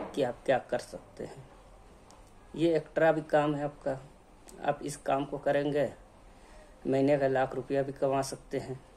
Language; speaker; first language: Hindi; native; Hindi